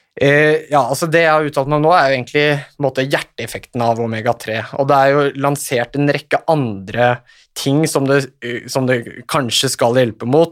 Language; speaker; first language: Norwegian; native; Norwegian